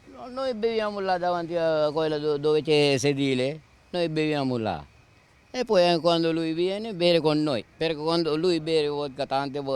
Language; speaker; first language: Italian; non-native, learner; Sinhala